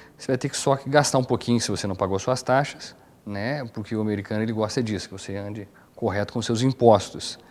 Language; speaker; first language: Portuguese; native; Portuguese